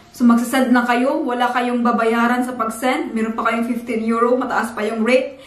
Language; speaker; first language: Filipino; non-native, local second language; Cebuano